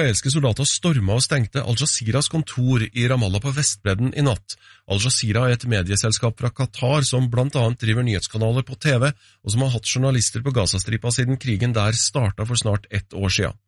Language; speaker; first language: Norwegian; native; Norwegian